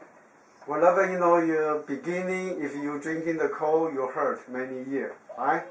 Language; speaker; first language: English; non-native, learner; Chinese